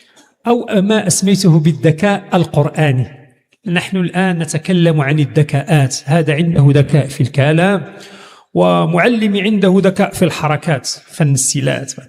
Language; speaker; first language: Arabic; native; Arabic